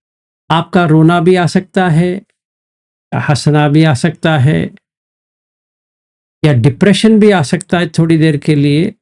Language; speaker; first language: Hindi; native; Hindi